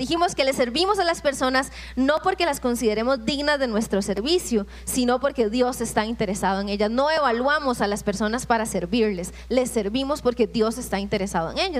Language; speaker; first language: Spanish; native; Spanish